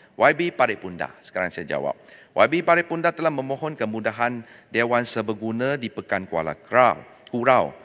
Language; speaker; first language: Malay; non-native, local second language; Chinese